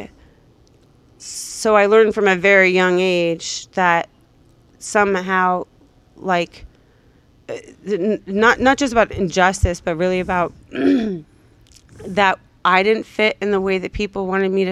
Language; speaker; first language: English; native; English